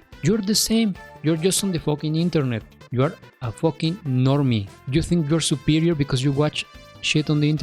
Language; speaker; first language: English; non-native, fluent; Spanish